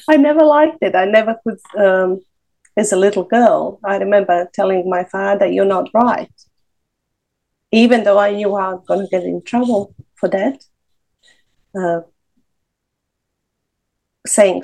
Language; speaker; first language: English; non-native, fluent; Serbian